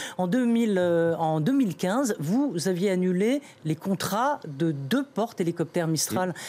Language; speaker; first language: French; native; French